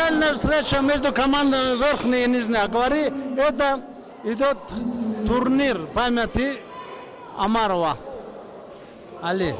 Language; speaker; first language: Russian; non-native, local second language; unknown